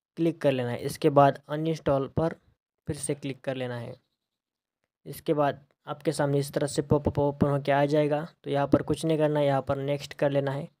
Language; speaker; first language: Hindi; non-native, local second language; Marathi